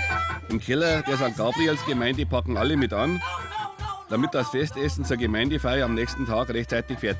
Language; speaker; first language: German; native; German